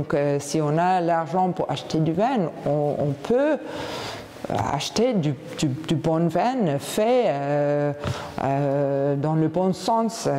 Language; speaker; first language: French; non-native, fluent; English